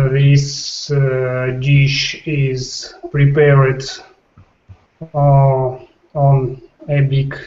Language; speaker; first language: English; non-native, learner; Russian